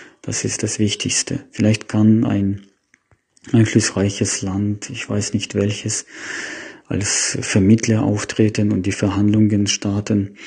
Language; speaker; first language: German; non-native, fluent; Ukrainian